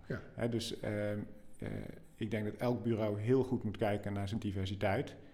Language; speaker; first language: Dutch; native; Dutch